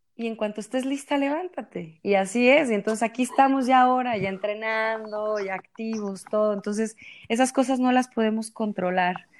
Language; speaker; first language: Spanish; native; Spanish